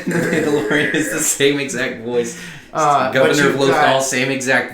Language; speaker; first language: English; native; English